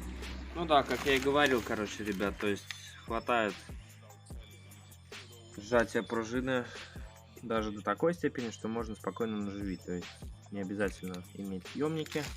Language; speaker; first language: Russian; native; Russian